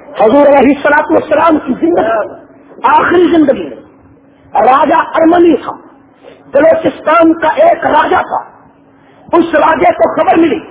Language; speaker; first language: Urdu; non-native, local second language; Punjabi